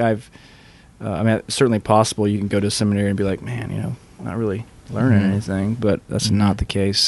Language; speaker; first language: English; native; English